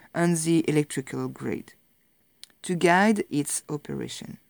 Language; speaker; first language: English; non-native, fluent; French